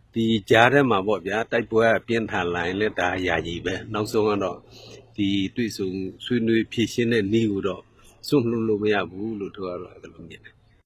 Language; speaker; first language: Burmese; non-native, local second language; Mon